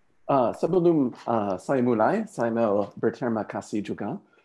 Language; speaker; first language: Indonesian; non-native, learner; English